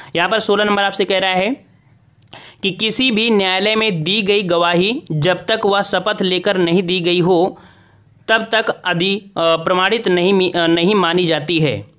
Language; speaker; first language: Hindi; native; Hindi